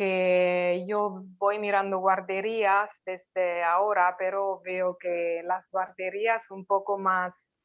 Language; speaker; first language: Spanish; non-native, fluent; Italian